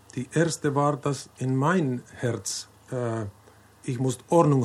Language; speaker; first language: German; non-native, learner; Finnish